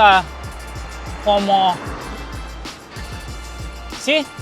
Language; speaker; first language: Italian; non-native, learner; Lithuanian